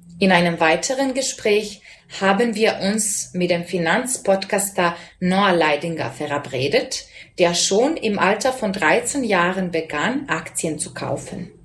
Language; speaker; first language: German; non-native, fluent; Serbian